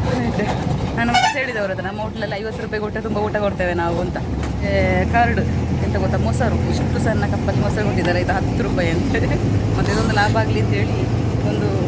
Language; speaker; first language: Kannada; non-native, local second language; Tulu